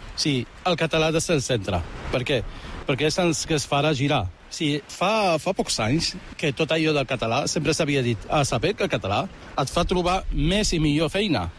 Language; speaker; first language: Catalan; early bilingual, other home language; Arabic